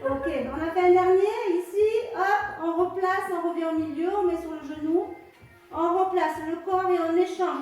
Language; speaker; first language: French; native; French